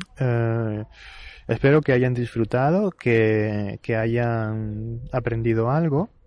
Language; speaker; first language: Spanish; native; Spanish